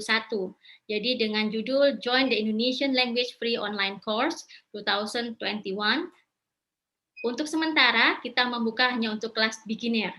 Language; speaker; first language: Indonesian; native; Indonesian